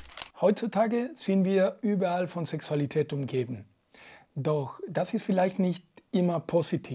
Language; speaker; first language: German; native; German